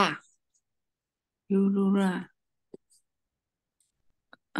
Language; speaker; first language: Korean; non-native, learner; Vietnamese